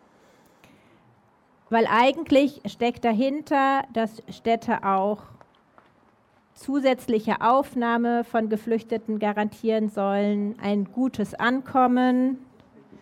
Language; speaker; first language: German; native; German